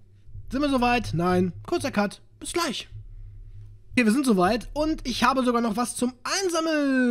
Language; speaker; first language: German; native; German